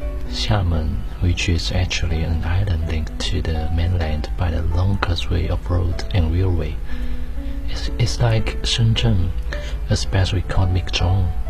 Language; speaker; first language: English; non-native, fluent; Chinese